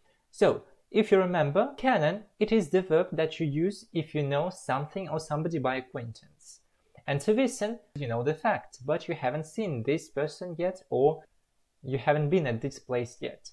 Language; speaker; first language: English; non-native, fluent; Russian